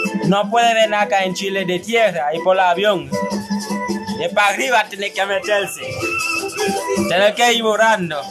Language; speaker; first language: Spanish; non-native, learner; Haitian Creole